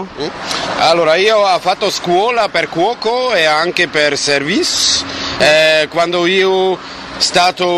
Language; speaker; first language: Italian; non-native, learner; German